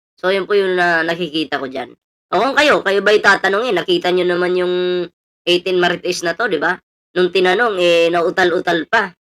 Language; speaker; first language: Filipino; non-native, local second language; Cebuano